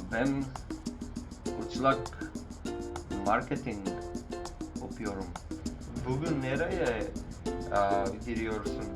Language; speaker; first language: Turkish; non-native, learner; English